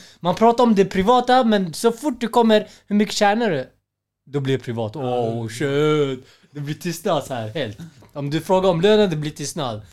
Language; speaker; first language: Swedish; early bilingual, other home language; Arabic